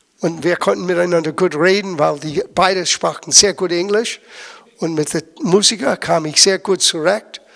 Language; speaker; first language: German; non-native, fluent; English